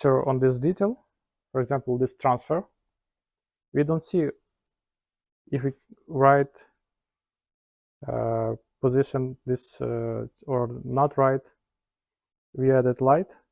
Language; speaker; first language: English; non-native, learner; Ukrainian